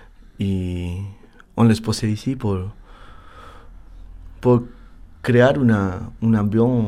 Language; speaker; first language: French; non-native, learner; Spanish